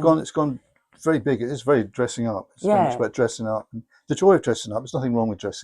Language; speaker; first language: English; native; English